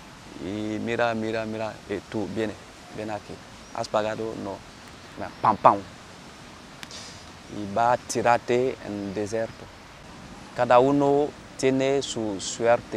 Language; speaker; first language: Spanish; non-native, learner; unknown